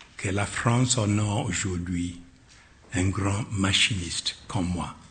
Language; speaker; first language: French; non-native, fluent; Akan